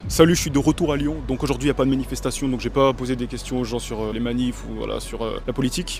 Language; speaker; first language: French; native; French